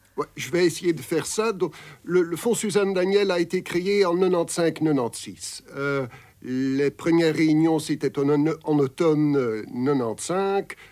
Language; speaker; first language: French; non-native, local second language; Dutch